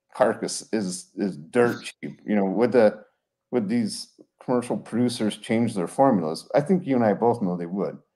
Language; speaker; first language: English; native; English